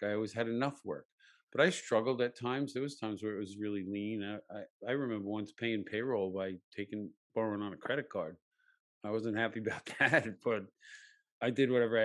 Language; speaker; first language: English; native; English